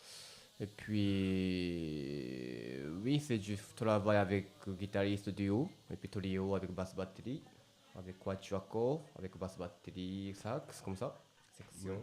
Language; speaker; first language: French; non-native, learner; Japanese